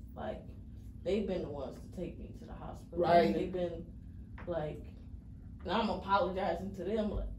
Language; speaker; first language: English; native; English